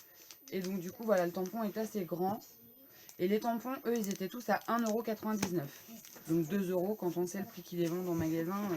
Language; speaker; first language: French; native; French